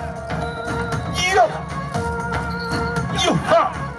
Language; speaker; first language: Japanese; native; Japanese